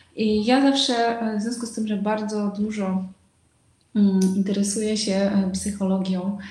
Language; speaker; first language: Polish; non-native, fluent; Uzbek